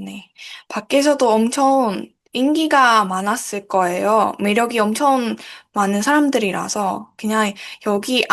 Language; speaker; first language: Korean; non-native, learner; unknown